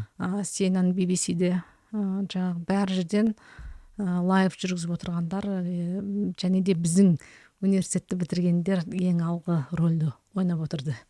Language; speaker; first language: Kazakh; early bilingual, heritage; Kazakh